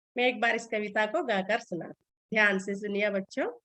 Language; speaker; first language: Hindi; non-native, local second language; Telugu